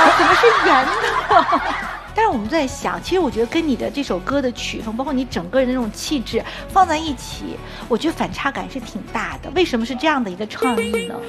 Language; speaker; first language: Chinese; native; Chinese